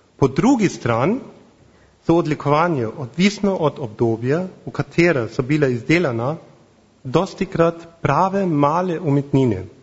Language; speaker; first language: Slovenian; non-native, fluent; German